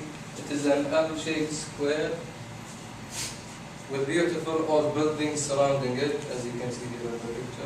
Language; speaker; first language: English; non-native, fluent; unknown